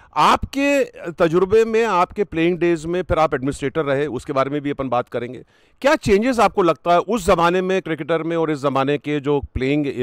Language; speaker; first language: Hindi; native; Hindi